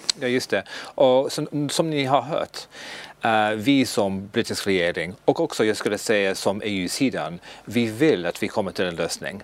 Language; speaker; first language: Swedish; non-native, learner; English